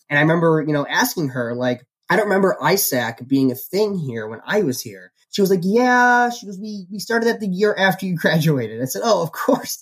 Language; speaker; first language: English; native; English